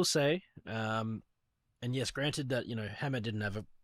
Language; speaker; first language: English; native; English